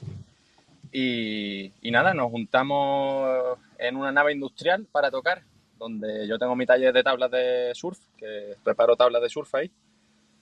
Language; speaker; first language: Spanish; native; Spanish